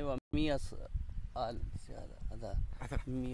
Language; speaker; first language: Arabic; non-native, learner; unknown